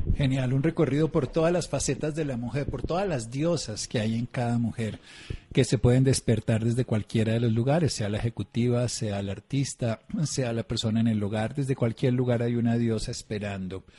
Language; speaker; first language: Spanish; native; Spanish